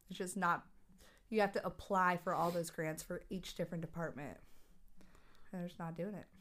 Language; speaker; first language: English; native; English